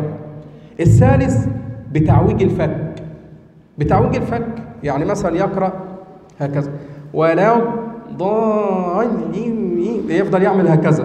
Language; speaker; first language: Arabic; native; Arabic